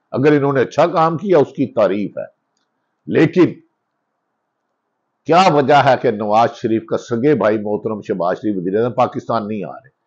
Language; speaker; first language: Urdu; non-native, local second language; Punjabi